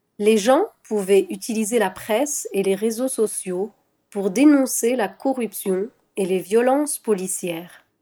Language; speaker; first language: French; non-native, local second language; Arabic